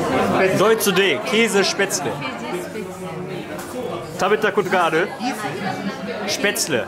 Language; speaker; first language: Japanese; non-native, learner; German